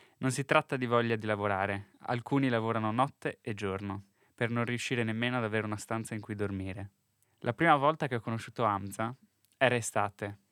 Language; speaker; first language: Italian; native; Italian